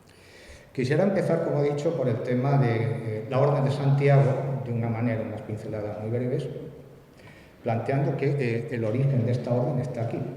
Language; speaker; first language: Spanish; native; Spanish